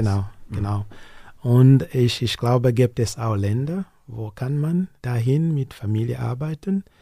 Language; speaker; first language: German; non-native, learner; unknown